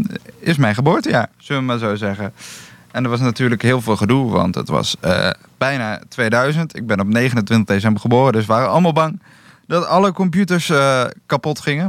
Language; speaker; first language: Dutch; native; Dutch